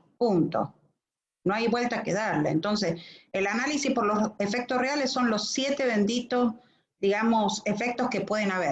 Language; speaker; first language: Spanish; native; Spanish